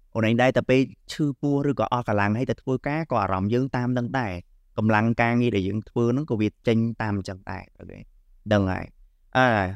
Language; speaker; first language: Khmer; native; Khmer